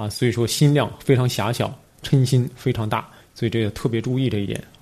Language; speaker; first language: Chinese; native; Chinese